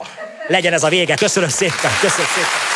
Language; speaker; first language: Hungarian; native; Hungarian